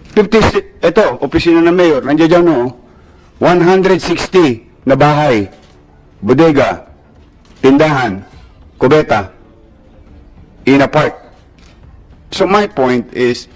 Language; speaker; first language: Filipino; native; Filipino